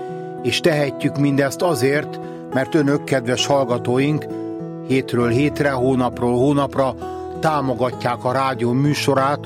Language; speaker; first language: Hungarian; native; Hungarian